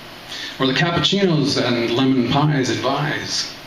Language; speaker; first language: English; native; English